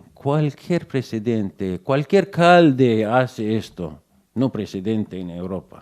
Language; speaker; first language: Spanish; non-native, fluent; Arabic